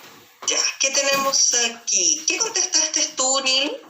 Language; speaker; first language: Spanish; native; Spanish